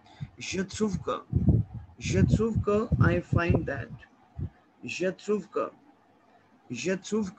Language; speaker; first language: French; non-native, learner; Hindi